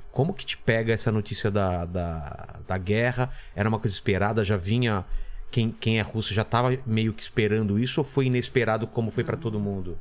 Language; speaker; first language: Portuguese; native; Portuguese